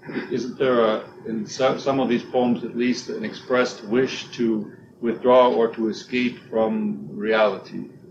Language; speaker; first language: English; native; English